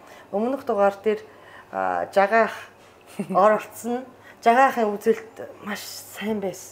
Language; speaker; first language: Mongolian; non-native, fluent; Japanese